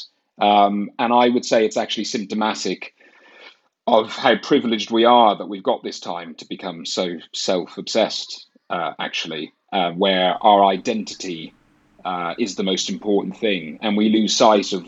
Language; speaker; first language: English; native; English